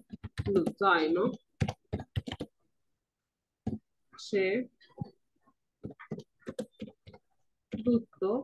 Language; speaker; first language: Italian; non-native, fluent; Arabic